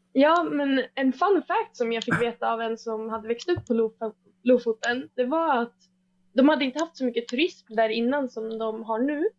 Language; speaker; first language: Swedish; native; Swedish